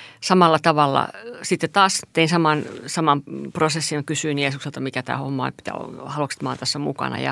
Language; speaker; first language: Finnish; non-native, local second language; Swedish